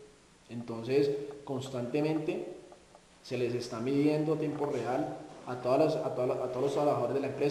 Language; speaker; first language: Spanish; native; Spanish